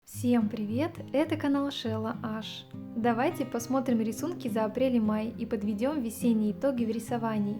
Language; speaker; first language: Russian; native; Russian